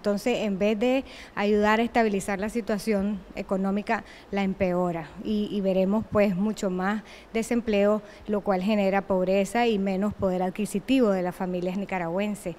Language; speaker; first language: Spanish; native; Spanish